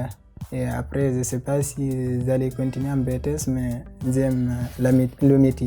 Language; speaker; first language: French; non-native, fluent; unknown